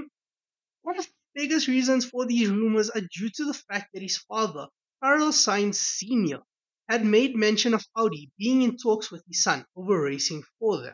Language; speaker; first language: English; native; English